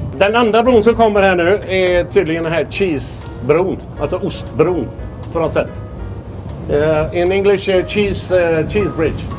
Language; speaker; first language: Swedish; native; Swedish